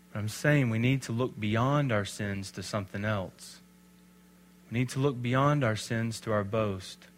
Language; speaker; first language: English; native; English